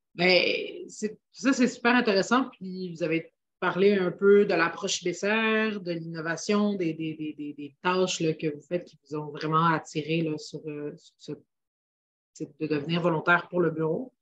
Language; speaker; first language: French; native; French